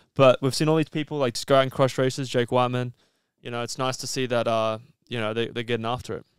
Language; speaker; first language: English; native; English